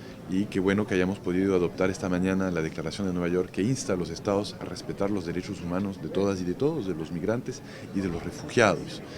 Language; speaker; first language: Spanish; native; Spanish